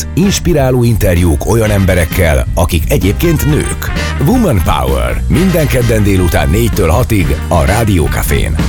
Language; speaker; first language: Hungarian; native; Hungarian